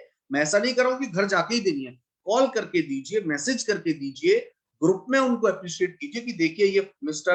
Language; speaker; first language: Hindi; native; Hindi